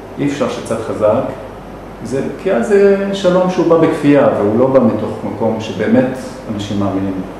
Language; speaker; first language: Hebrew; non-native, local second language; Arabic